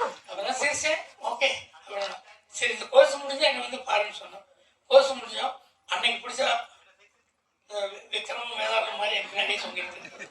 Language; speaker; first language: Tamil; non-native, local second language; Malayalam